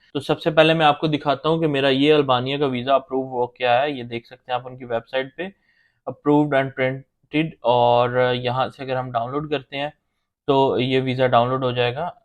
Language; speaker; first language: Urdu; non-native, local second language; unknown